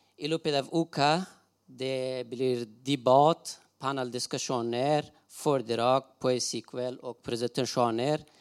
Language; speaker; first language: Norwegian; non-native, fluent; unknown